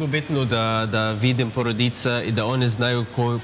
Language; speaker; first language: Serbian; non-native, learner; Arabic